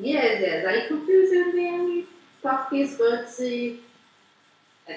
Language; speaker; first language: English; non-native, learner; Portuguese